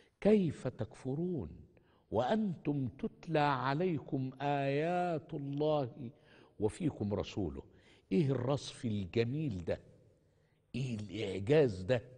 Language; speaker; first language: Arabic; native; Arabic